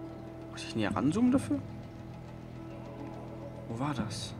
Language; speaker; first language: German; native; German